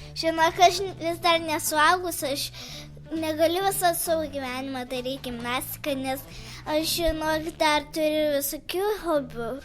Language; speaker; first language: Lithuanian; early bilingual, heritage; Lithuanian